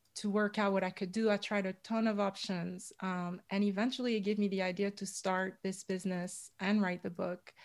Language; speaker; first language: English; non-native, fluent; French